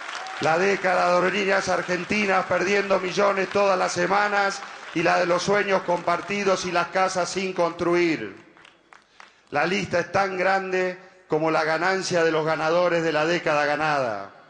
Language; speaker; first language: Spanish; native; Spanish